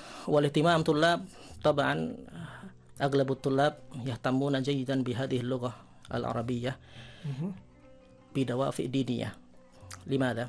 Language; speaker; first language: Arabic; non-native, fluent; Indonesian